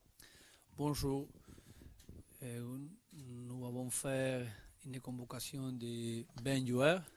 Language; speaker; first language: French; non-native, learner; Spanish